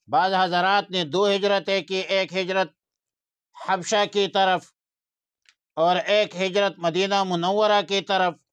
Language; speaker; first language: Urdu; non-native, local second language; Pashto